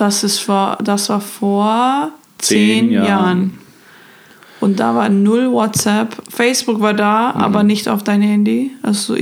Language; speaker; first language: German; non-native, fluent; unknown